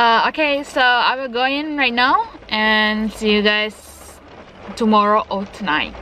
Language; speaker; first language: English; non-native, local second language; Malay